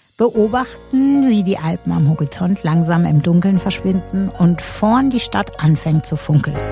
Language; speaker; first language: German; native; German